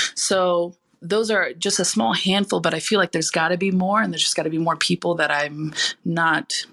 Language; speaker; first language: English; early bilingual, other home language; Filipino